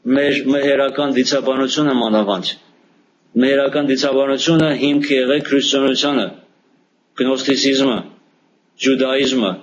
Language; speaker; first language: Armenian; early bilingual, heritage; Armenian